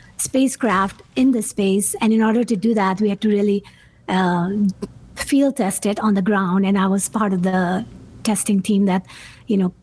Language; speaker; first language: English; non-native, local second language; Urdu